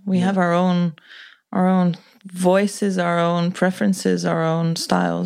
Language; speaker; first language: English; non-native, fluent; Dutch